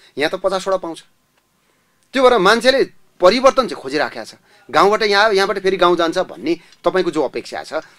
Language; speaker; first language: Nepali; native; Nepali